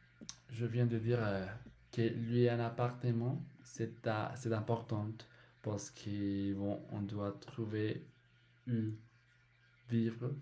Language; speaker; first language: French; non-native, learner; Spanish